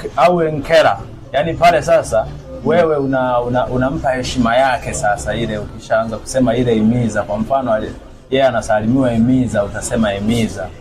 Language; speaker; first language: Swahili; non-native, local second language; Sukuma